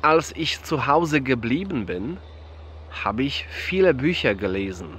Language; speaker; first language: German; non-native, fluent; Polish